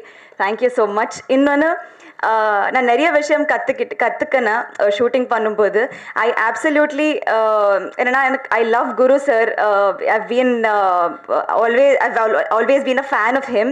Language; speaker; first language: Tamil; non-native, learner; Telugu